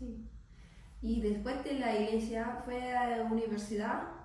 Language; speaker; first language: Spanish; non-native, learner; English